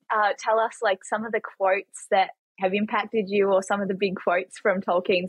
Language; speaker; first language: English; native; English